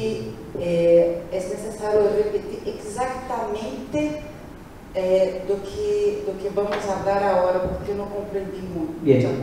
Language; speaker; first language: Spanish; non-native, learner; Portuguese